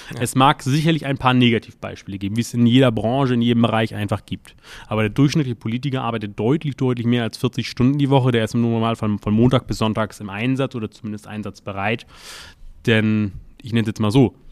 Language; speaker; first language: German; native; German